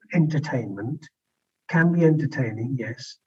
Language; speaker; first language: English; native; English